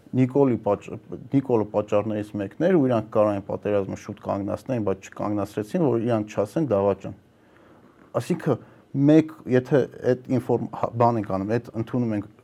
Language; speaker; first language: Armenian; native; Armenian